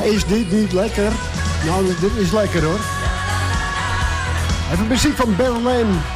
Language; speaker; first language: Dutch; native; Dutch